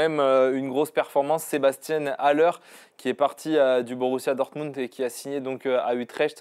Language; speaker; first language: French; native; French